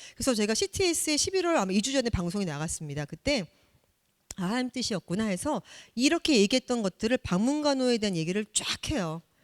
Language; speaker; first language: Korean; native; Korean